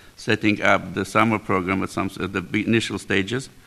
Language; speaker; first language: English; native; English